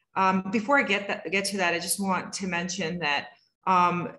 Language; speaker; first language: English; native; English